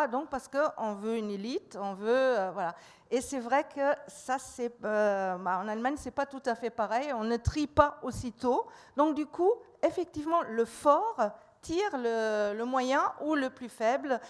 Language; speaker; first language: French; non-native, fluent; German